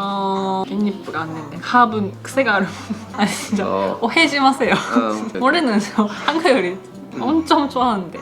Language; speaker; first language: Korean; non-native, learner; Japanese